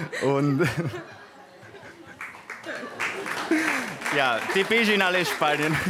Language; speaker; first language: German; non-native, learner; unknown